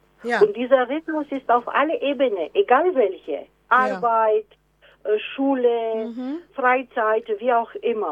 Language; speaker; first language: German; non-native, fluent; Romanian